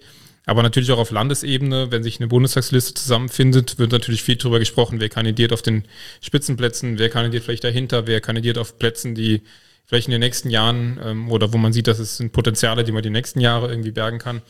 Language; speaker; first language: German; native; German